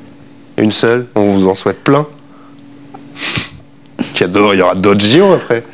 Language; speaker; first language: French; native; French